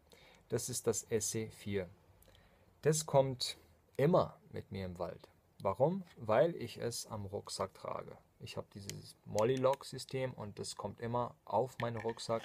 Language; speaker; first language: German; non-native, fluent; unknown